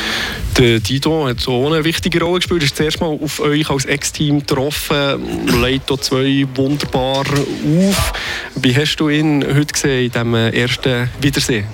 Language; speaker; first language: German; native; German